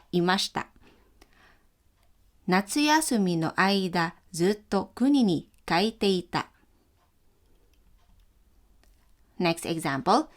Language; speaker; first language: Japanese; non-native, fluent; Filipino